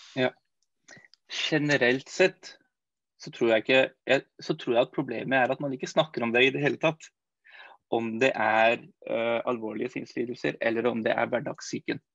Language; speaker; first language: Norwegian; early bilingual, other home language; Urdu